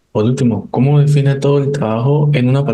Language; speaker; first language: Spanish; native; Spanish